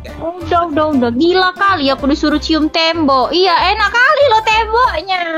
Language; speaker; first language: Indonesian; native; Indonesian